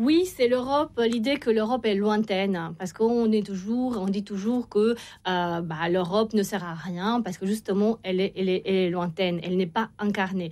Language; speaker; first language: French; non-native, fluent; Romanian